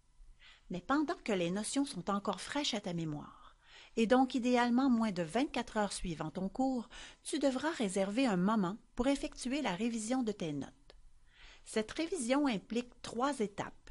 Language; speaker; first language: French; native; French